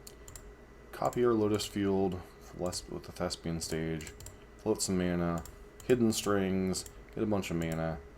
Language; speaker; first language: English; native; English